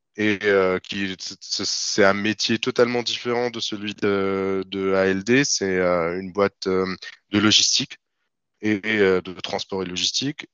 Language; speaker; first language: French; non-native, local second language; Arabic